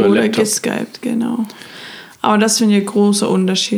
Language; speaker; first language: German; non-native, fluent; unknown